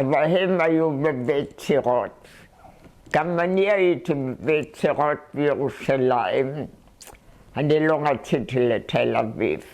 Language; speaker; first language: Hebrew; non-native, fluent; German